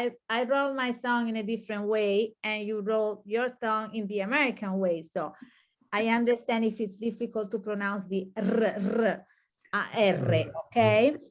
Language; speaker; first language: English; non-native, fluent; Italian